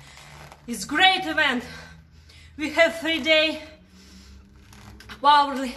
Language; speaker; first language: English; non-native, learner; Russian